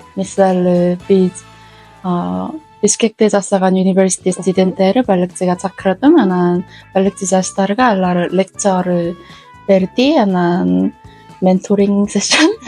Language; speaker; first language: Kyrgyz; non-native, learner; Korean